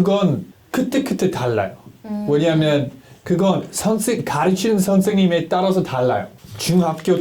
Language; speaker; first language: Korean; non-native, learner; English